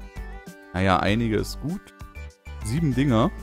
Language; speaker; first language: German; native; German